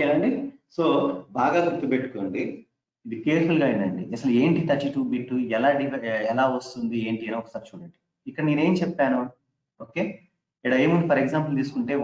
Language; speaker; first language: Telugu; native; Telugu